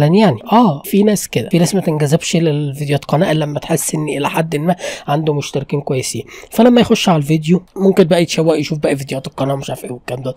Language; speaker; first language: Arabic; native; Arabic